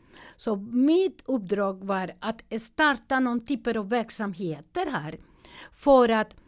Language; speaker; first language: Swedish; non-native, learner; Spanish